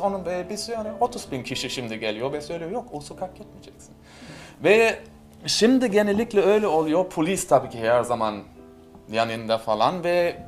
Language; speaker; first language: Turkish; non-native, learner; German